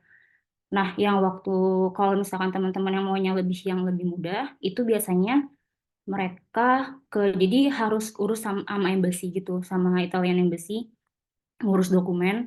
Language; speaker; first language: Indonesian; native; Indonesian